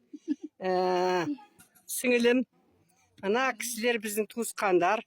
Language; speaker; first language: Kazakh; native; Kazakh